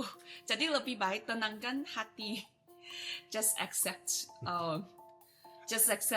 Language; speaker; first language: Indonesian; non-native, fluent; Chinese